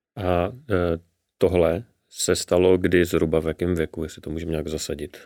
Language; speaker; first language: Czech; native; Czech